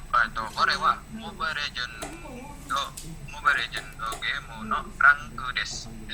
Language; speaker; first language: Japanese; non-native, learner; Indonesian